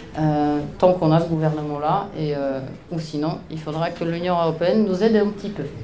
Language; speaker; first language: French; non-native, fluent; Polish